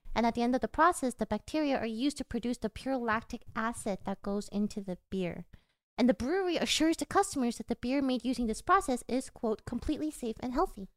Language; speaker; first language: English; early bilingual, other home language; Korean